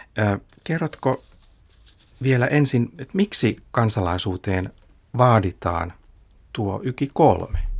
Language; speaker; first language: Finnish; native; Finnish